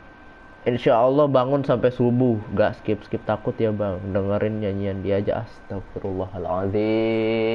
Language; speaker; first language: Indonesian; native; Indonesian